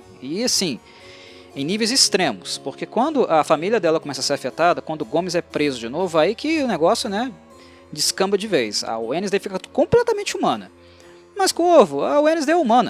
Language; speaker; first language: Portuguese; native; Portuguese